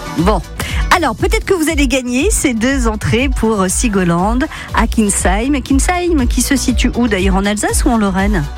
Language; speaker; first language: French; native; French